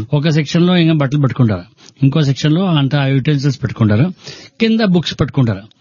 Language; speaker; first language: Telugu; non-native, fluent; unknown